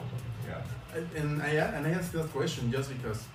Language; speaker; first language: English; non-native, fluent; Spanish